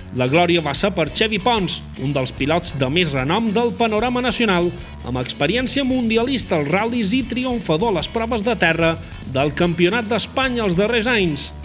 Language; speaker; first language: Catalan; native; Catalan